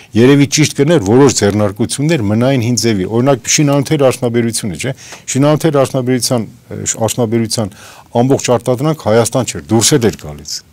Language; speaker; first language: Armenian; native; Armenian